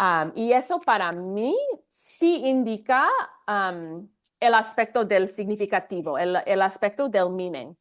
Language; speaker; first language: Spanish; non-native, fluent; English